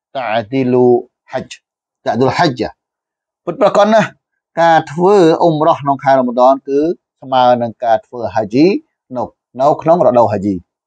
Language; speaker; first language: Khmer; non-native, local second language; Western Cham